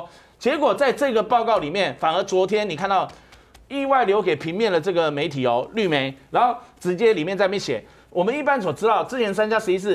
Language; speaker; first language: Chinese; native; Chinese